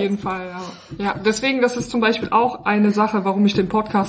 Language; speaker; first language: German; native; German